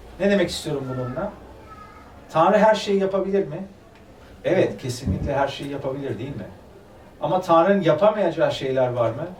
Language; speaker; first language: Turkish; early bilingual, other home language; German